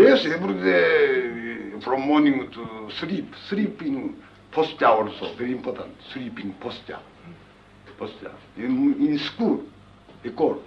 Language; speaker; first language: English; non-native, learner; Japanese